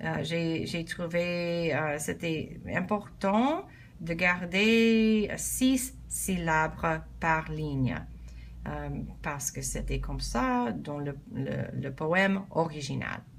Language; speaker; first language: French; non-native, learner; English